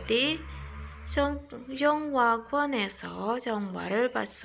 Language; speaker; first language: Korean; non-native, fluent; Indonesian